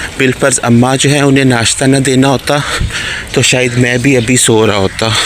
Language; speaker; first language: Urdu; non-native, local second language; Punjabi